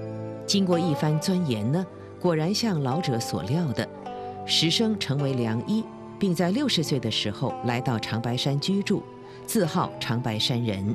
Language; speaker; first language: Chinese; native; Chinese